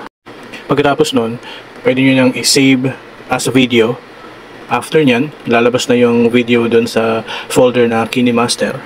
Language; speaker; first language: Filipino; native; Filipino